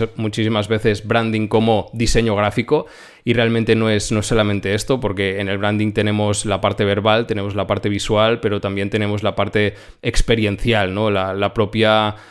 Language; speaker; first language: Spanish; native; Spanish